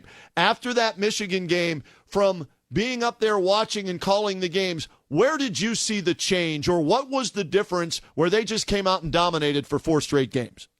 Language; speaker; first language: English; native; English